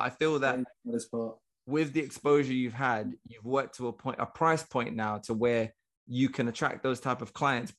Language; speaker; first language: English; native; English